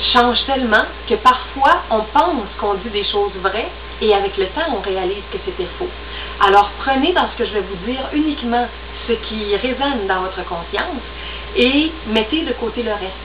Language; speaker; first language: French; native; French